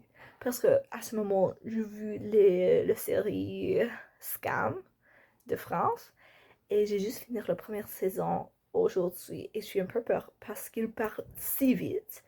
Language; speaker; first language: French; non-native, learner; English